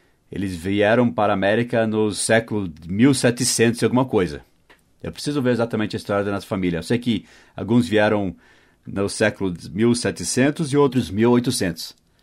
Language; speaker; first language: Portuguese; non-native, fluent; English